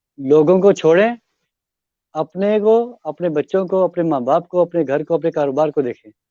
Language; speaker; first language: Urdu; non-native, local second language; Punjabi